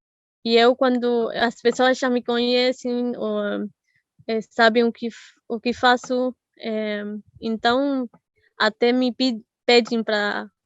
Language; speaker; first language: Portuguese; non-native, fluent; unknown